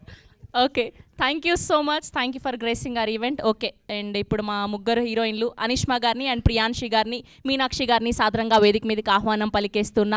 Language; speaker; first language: Telugu; native; Telugu